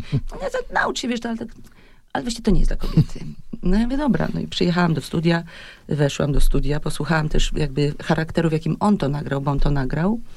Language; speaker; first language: Polish; native; Polish